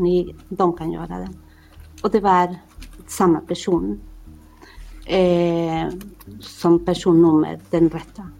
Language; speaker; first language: Swedish; non-native, fluent; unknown